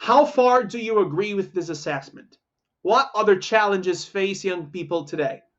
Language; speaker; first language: English; non-native, fluent; Portuguese